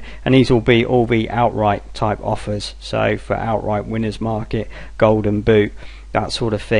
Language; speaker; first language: English; native; English